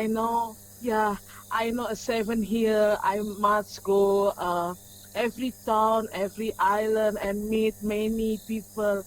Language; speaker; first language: English; non-native, learner; Indonesian